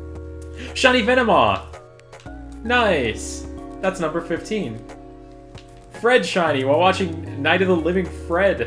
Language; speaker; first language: English; native; English